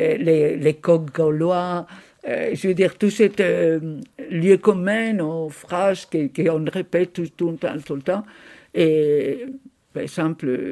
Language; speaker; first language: French; non-native, fluent; Spanish